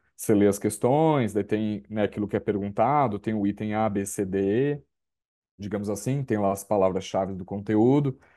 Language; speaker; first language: Portuguese; native; Portuguese